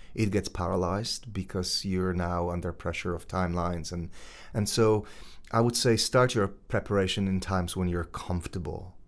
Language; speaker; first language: English; non-native, fluent; Polish